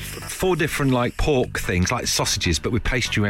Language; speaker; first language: English; native; English